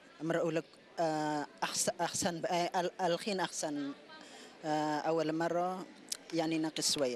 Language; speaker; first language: Arabic; non-native, learner; Indonesian